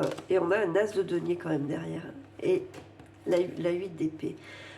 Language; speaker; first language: French; native; French